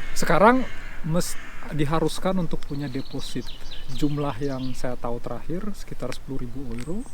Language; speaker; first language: Indonesian; native; Indonesian